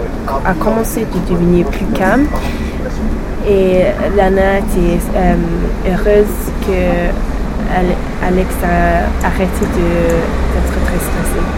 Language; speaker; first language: French; non-native, learner; English